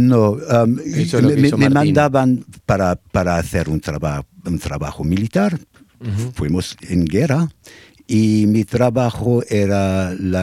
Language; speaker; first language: Spanish; non-native, fluent; English